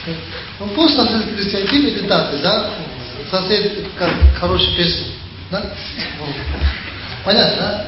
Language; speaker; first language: Russian; non-native, learner; Tibetan